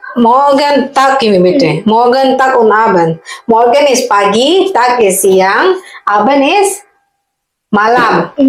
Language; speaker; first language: German; non-native, learner; Indonesian